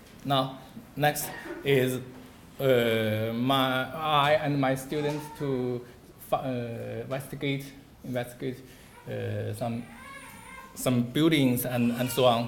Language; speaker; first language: English; non-native, learner; Chinese